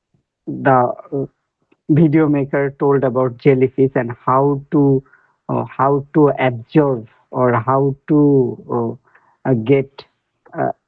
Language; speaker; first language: English; non-native, learner; Bangla